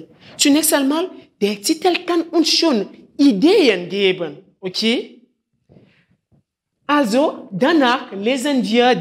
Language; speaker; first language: German; non-native, fluent; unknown